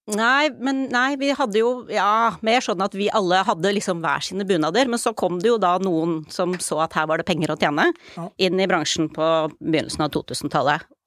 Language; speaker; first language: Norwegian; native; Norwegian